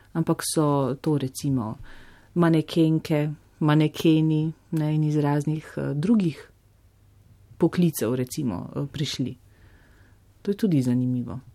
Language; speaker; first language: Slovenian; native; Slovenian